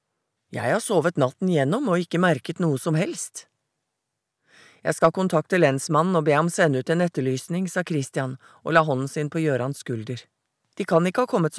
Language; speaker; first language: Norwegian; native; Norwegian